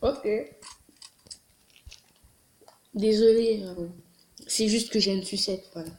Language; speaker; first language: French; native; French